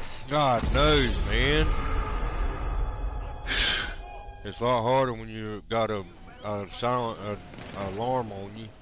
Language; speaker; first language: English; native; English